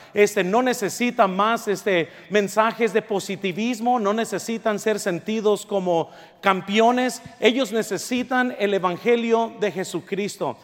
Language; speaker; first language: Spanish; early bilingual, heritage; Spanish